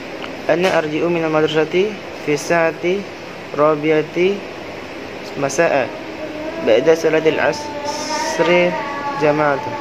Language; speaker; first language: Arabic; non-native, learner; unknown